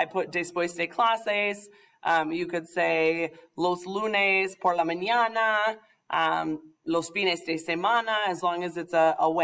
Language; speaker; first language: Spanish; non-native, fluent; English